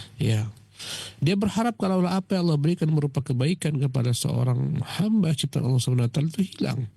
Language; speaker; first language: Malay; native; Malay